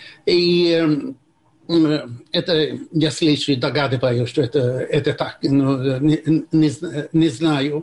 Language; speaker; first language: Russian; non-native, fluent; Swedish